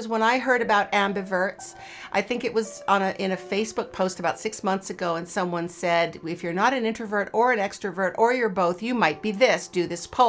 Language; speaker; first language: English; native; English